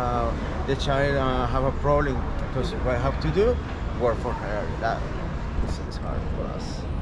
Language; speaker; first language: English; non-native, learner; Spanish